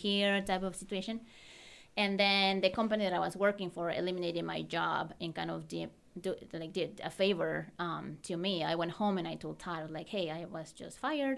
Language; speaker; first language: English; non-native, fluent; Spanish